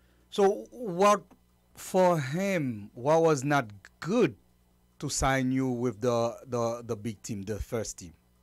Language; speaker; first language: English; non-native, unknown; Haitian Creole